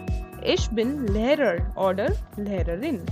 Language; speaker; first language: German; non-native, learner; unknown